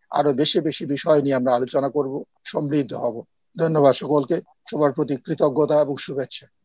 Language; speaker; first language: Bangla; non-native, local second language; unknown